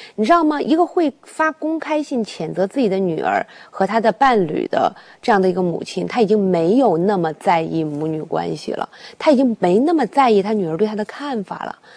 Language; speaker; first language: Chinese; native; Chinese